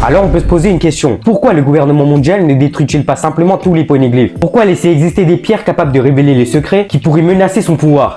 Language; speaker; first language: French; native; French